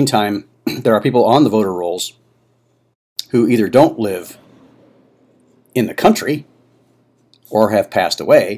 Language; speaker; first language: English; native; English